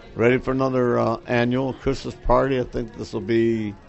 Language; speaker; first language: English; native; English